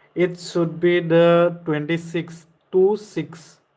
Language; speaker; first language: English; non-native, local second language; Assamese